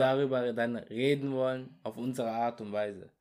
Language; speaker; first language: German; early bilingual, other home language; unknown